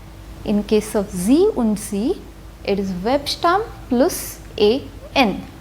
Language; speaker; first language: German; non-native, fluent; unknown